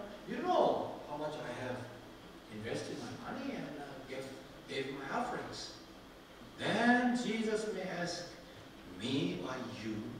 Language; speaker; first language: English; non-native, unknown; Korean